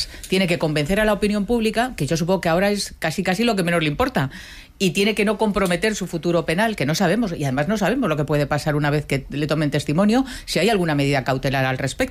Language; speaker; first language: Spanish; native; Spanish